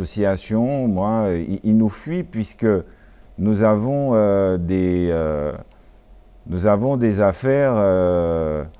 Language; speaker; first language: French; native; French